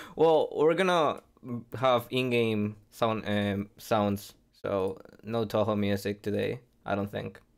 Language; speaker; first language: English; non-native, fluent; Spanish